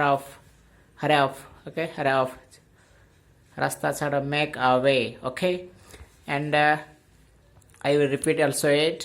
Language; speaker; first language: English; non-native, local second language; Odia